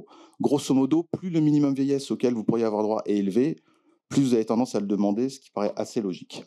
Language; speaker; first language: French; native; French